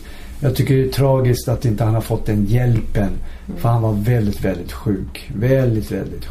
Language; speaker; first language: Swedish; early bilingual, other home language; Syriac